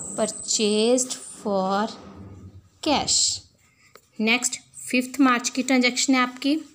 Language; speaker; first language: Hindi; non-native, local second language; Punjabi